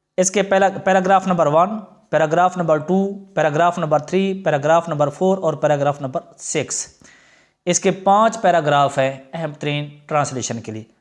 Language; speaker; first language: Urdu; non-native, local second language; Punjabi